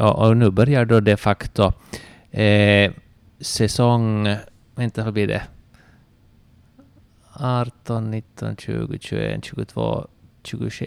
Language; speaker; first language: Swedish; native; Swedish